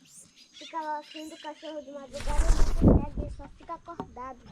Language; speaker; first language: Portuguese; native; Portuguese